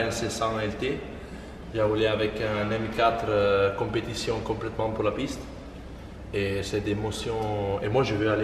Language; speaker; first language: French; non-native, fluent; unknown